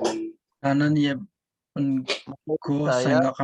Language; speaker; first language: Korean; non-native, learner; Indonesian